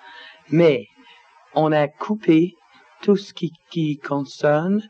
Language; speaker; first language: French; non-native, learner; Danish